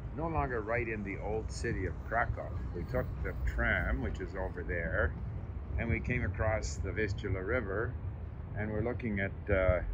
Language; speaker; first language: English; native; English